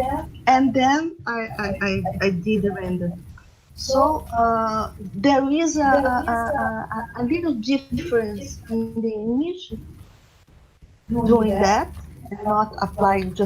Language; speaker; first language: English; non-native, learner; Portuguese